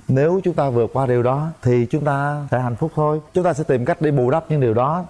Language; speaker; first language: Vietnamese; native; Vietnamese